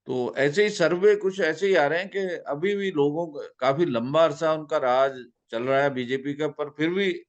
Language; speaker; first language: Hindi; non-native, local second language; Punjabi